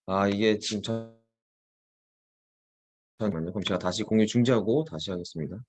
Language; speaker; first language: Korean; native; Korean